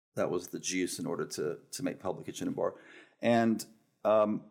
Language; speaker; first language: English; native; English